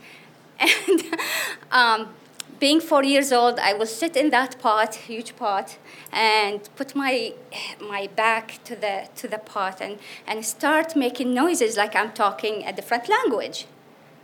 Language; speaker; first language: English; non-native, fluent; Arabic